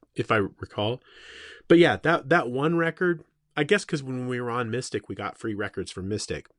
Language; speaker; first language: English; native; English